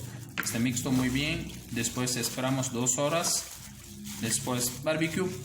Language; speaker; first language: Spanish; non-native, learner; Urdu